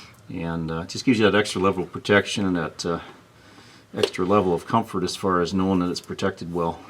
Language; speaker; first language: English; native; English